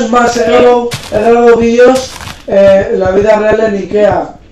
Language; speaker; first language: Spanish; native; Spanish